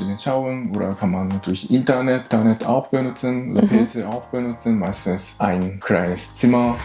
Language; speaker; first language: German; non-native, learner; Japanese